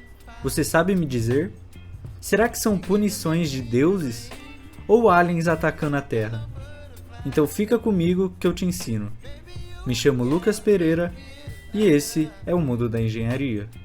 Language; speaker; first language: Portuguese; native; Portuguese